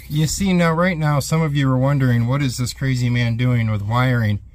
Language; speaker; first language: English; native; English